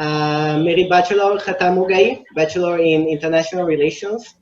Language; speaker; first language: Hindi; non-native, learner; Italian